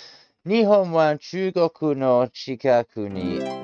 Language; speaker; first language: Japanese; non-native, learner; English